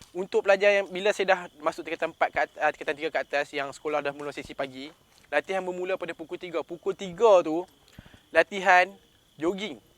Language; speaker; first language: Malay; native; Malay